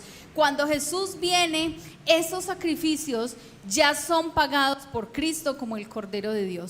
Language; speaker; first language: Spanish; native; Spanish